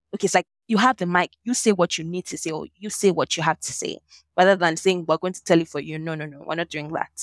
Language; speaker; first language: English; non-native, local second language; Yoruba